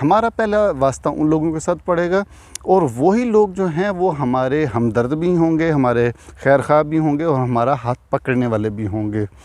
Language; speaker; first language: Urdu; non-native, local second language; Punjabi